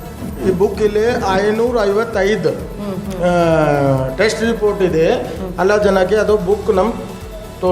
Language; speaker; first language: Kannada; non-native, learner; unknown